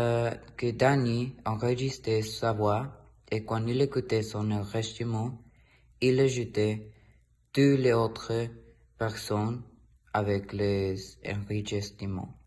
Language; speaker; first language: French; non-native, learner; Spanish